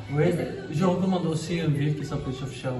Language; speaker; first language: French; non-native, local second language; Arabic